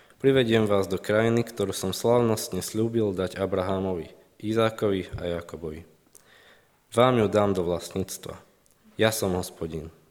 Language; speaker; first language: Slovak; native; Slovak